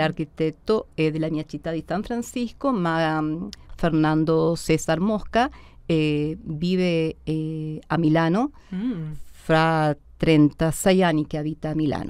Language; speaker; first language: Italian; early bilingual, heritage; Spanish